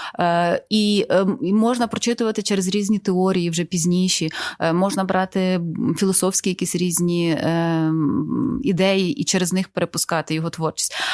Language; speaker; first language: Ukrainian; native; Ukrainian